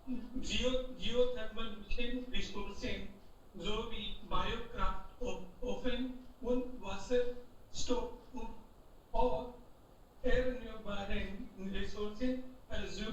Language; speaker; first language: German; non-native, learner; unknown